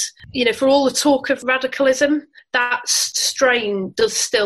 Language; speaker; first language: English; native; English